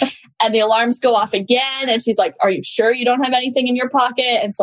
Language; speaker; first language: English; native; English